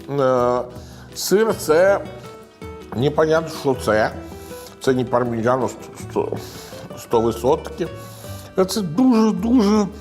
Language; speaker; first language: Ukrainian; non-native, learner; Italian